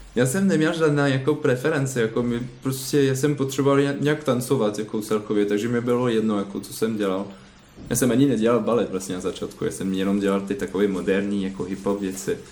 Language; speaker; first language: Czech; non-native, learner; French